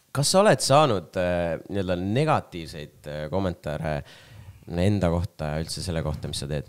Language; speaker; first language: Estonian; non-native, local second language; Russian